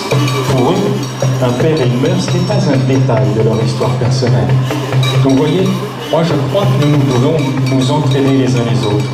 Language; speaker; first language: French; native; French